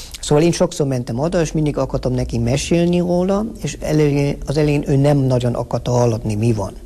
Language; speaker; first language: Hungarian; early bilingual, heritage; Hungarian